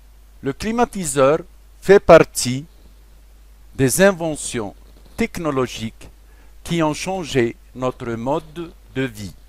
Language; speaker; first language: French; non-native, local second language; Arabic